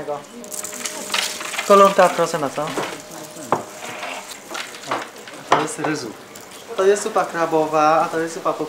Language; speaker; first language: Polish; non-native, learner; Vietnamese